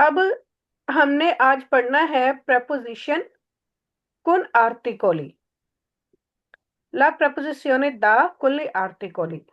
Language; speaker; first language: Italian; non-native, fluent; Hindi